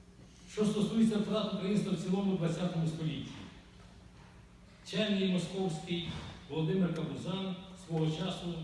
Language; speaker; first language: Ukrainian; native; Ukrainian